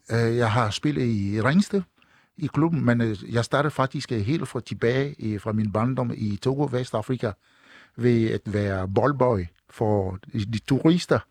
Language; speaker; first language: Danish; non-native, fluent; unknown